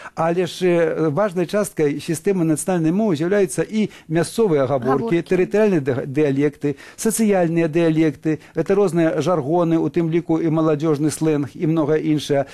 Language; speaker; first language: Belarusian; native; Belarusian